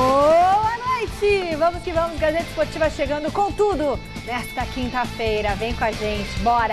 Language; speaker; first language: Portuguese; native; Portuguese